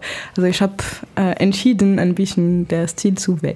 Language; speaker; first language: German; non-native, fluent; French